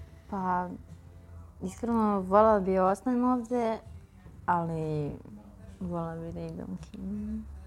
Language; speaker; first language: Croatian; non-native, learner; Chinese